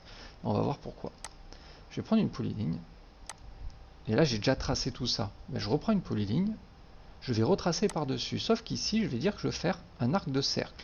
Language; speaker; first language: French; native; French